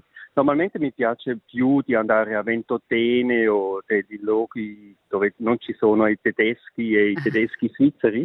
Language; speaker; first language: Italian; non-native, local second language; Swiss German